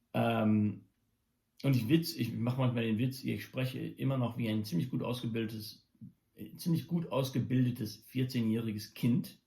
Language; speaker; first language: German; non-native, local second language; English